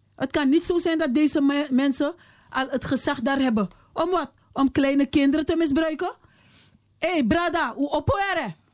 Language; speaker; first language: Dutch; native; Dutch